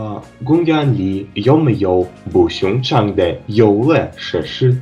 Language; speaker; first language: Chinese; non-native, learner; Russian